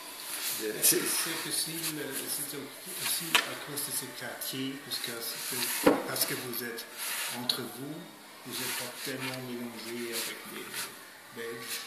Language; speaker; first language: French; non-native, fluent; German